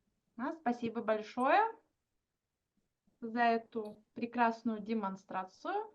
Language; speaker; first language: Russian; non-native, fluent; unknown